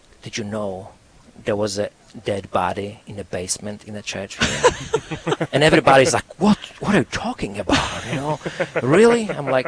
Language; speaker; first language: English; non-native, fluent; Polish